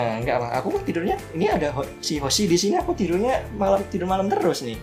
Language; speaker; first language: Indonesian; native; Indonesian